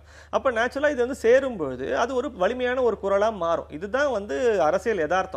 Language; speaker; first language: Tamil; native; Tamil